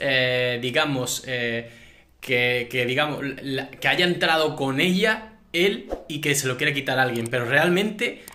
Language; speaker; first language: Spanish; native; Spanish